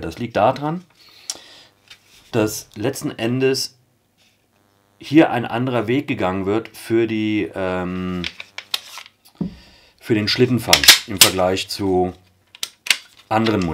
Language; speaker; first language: German; native; German